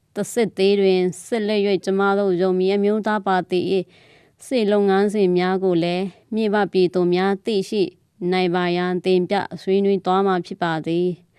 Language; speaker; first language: Burmese; non-native, local second language; Tedim Chin